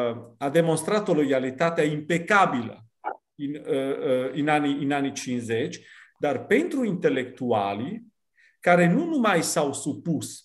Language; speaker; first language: Romanian; non-native, fluent; Italian